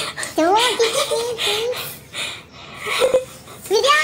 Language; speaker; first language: English; non-native, learner; Indonesian